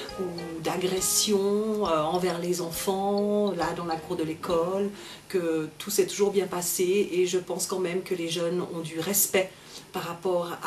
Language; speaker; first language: French; native; French